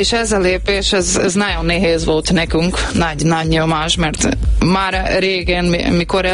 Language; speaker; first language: Hungarian; non-native, learner; Portuguese